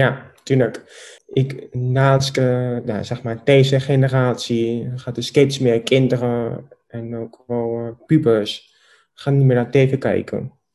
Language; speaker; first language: Dutch; non-native, local second language; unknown